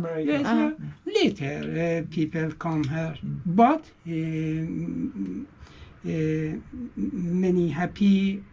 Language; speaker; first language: English; non-native, learner; Azerbaijani